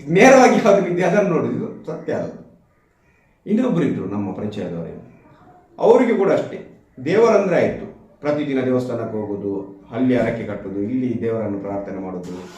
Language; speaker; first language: Kannada; non-native, local second language; Tulu